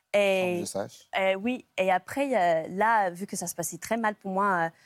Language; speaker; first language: French; non-native, fluent; English